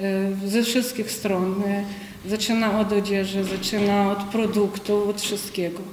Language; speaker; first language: Polish; non-native, fluent; Ukrainian